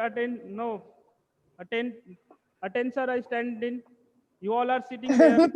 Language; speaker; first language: English; non-native, local second language; Hindi